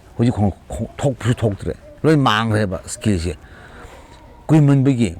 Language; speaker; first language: Manipuri; non-native, local second language; Tangkhul Naga (India)